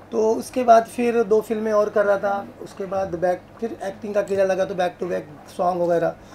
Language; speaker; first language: Hindi; native; Hindi